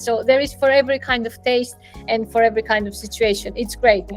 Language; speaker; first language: English; non-native, fluent; Greek